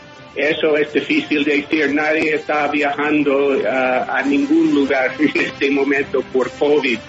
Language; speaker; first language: Spanish; non-native, fluent; English